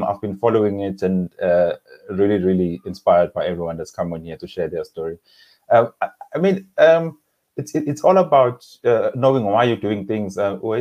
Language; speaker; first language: English; non-native, local second language; Zulu